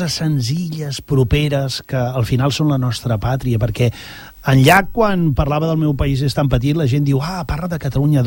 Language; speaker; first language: Catalan; native; Catalan